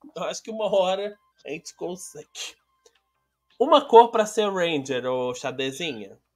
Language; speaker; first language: Portuguese; native; Portuguese